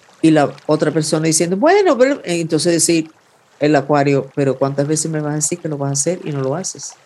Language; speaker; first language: Spanish; non-native, fluent; English